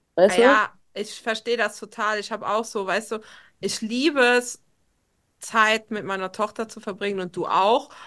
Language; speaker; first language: German; non-native, local second language; Luxembourgish